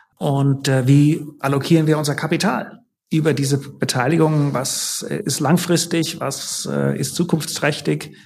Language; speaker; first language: German; native; German